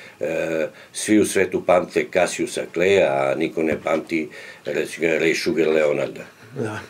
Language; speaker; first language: Serbian; native; Serbian